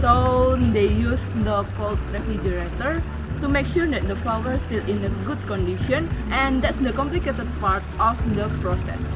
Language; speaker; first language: English; non-native, learner; Indonesian